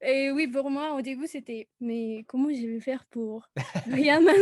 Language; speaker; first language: French; non-native, fluent; Spanish